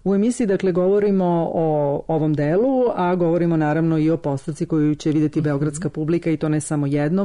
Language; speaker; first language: Serbian; native; Serbian